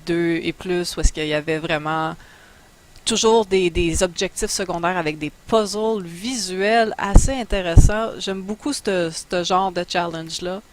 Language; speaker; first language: French; native; French